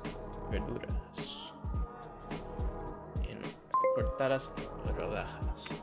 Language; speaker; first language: Spanish; non-native, fluent; English